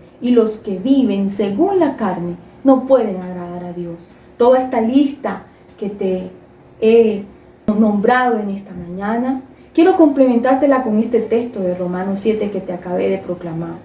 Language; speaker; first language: Spanish; native; Spanish